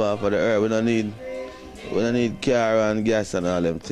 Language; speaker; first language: English; native; English